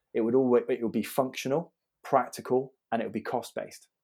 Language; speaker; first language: English; native; English